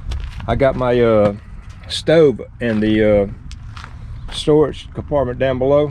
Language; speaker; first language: English; native; English